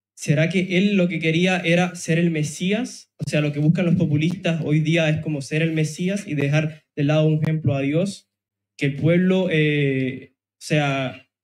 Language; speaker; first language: Spanish; non-native, fluent; Italian